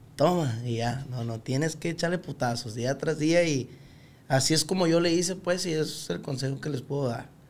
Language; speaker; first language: Spanish; native; Spanish